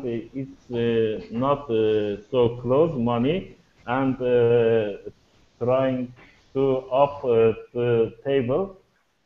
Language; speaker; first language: English; non-native, learner; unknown